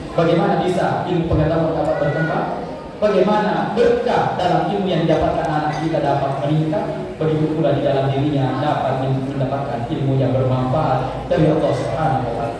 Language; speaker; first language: Indonesian; non-native, local second language; Buginese